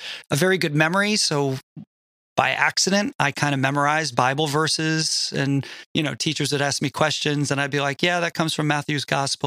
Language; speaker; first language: English; native; English